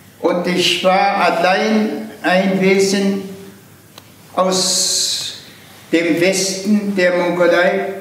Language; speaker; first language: German; non-native, fluent; Tuvinian